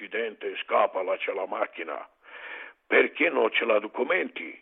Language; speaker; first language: Italian; non-native, learner; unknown